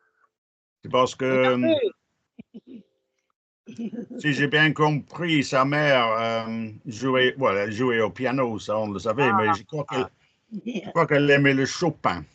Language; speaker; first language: French; non-native, fluent; English